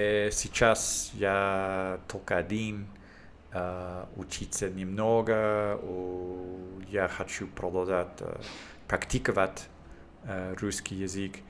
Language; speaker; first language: Russian; non-native, learner; English